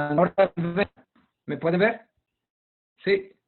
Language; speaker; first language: Spanish; non-native, fluent; English